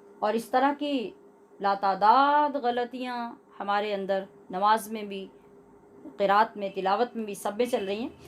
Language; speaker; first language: Urdu; native; Urdu